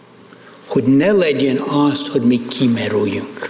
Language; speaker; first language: Hungarian; non-native, fluent; English